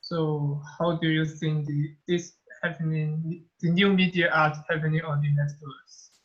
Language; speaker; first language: English; non-native, fluent; Chinese